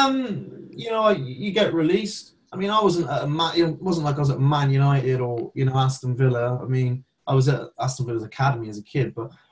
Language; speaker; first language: English; native; English